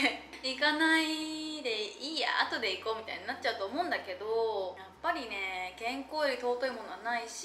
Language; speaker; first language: Japanese; native; Japanese